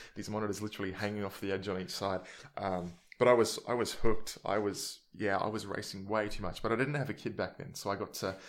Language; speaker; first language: English; native; English